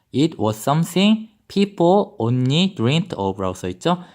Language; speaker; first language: English; non-native, fluent; Korean